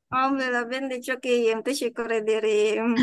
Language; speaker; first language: Turkish; non-native, learner; Indonesian